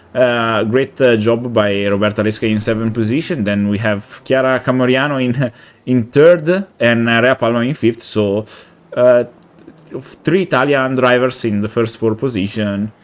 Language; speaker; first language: English; non-native, fluent; Italian